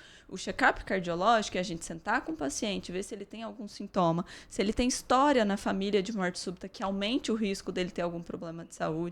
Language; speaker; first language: Portuguese; native; Portuguese